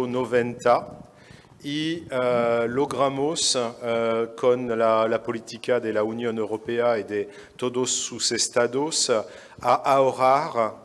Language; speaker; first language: Spanish; non-native, fluent; French